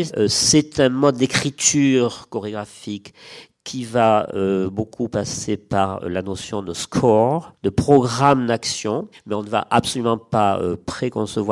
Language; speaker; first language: French; native; French